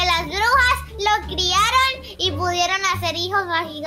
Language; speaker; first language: Spanish; native; Spanish